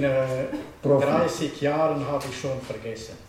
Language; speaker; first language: German; non-native, learner; Romanian